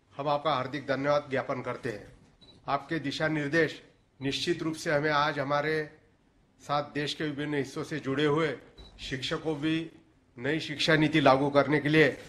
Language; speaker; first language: Hindi; native; Hindi